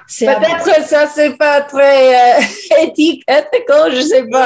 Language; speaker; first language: French; non-native, learner; English